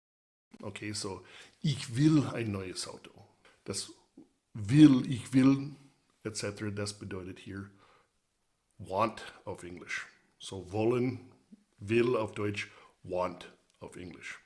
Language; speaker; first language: German; non-native, fluent; English